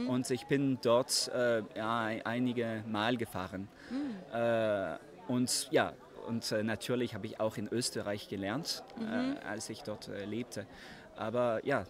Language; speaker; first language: German; non-native, learner; French